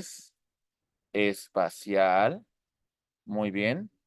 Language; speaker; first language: Spanish; native; Spanish